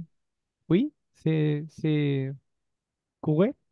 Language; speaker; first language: French; non-native, learner; Spanish